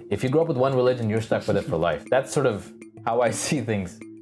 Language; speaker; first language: English; non-native, local second language; Urdu